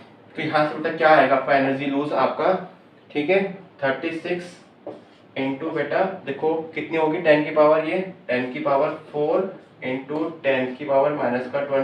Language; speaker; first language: Hindi; native; Hindi